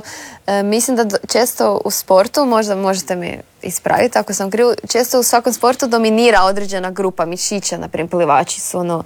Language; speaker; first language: Serbian; native; Serbian